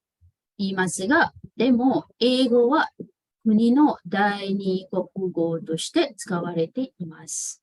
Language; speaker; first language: Japanese; non-native, fluent; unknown